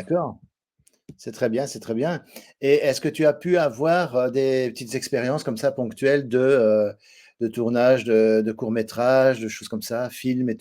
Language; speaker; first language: French; native; French